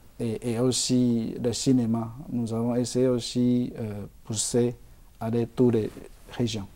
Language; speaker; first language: French; non-native, fluent; Chinese